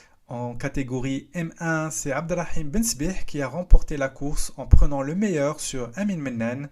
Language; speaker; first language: French; non-native, local second language; Arabic